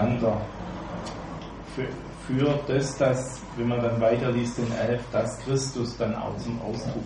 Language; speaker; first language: German; native; German